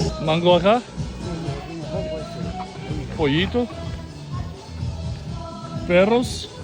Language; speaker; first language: Spanish; non-native, learner; Albanian